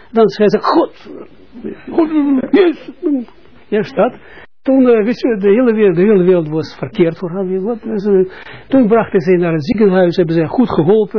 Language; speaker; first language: Dutch; non-native, fluent; Russian